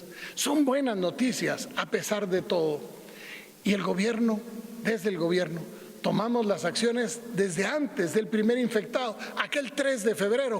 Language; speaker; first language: Spanish; native; Spanish